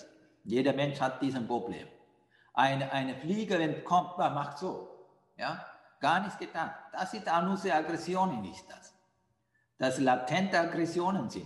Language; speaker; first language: German; non-native, fluent; Sinhala